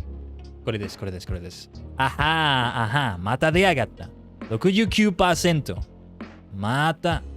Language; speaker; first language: Japanese; non-native, learner; English